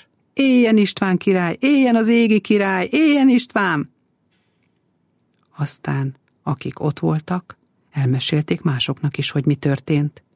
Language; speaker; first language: Hungarian; native; Hungarian